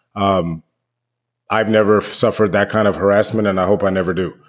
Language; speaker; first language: English; native; English